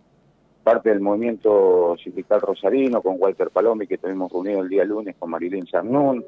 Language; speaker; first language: Spanish; native; Spanish